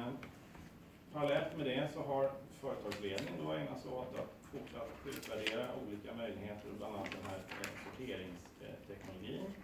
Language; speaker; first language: Swedish; native; Swedish